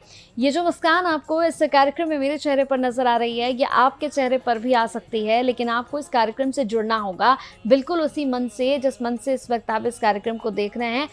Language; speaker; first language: Hindi; native; Hindi